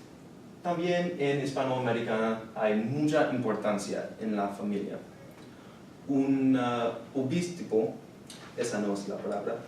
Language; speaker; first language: Spanish; non-native, learner; English